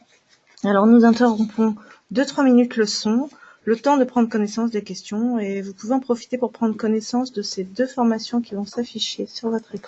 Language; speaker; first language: French; native; French